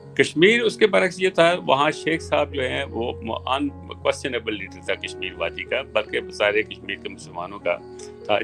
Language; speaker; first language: Urdu; native; Urdu